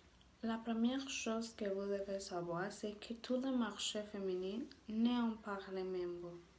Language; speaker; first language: French; non-native, learner; Spanish